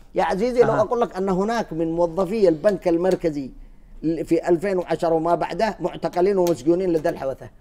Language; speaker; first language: Arabic; native; Arabic